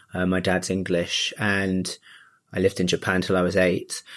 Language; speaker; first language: English; early bilingual, other home language; Japanese